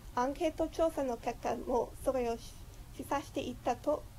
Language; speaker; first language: Japanese; non-native, fluent; English